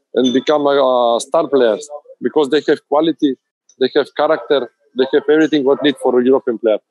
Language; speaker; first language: English; non-native, fluent; Macedonian